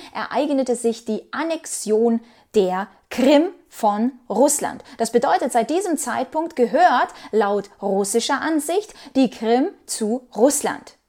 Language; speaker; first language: German; non-native, fluent; Ukrainian